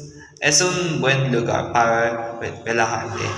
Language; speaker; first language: Spanish; non-native, learner; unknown